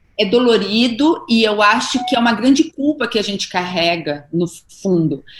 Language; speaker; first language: Portuguese; native; Portuguese